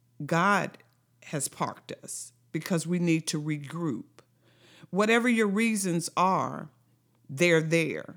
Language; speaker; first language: English; native; English